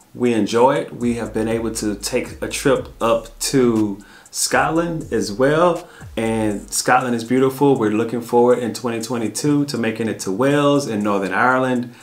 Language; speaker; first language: English; native; English